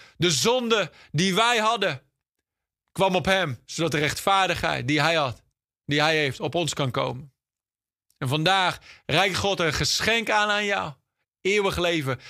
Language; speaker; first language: Dutch; non-native, fluent; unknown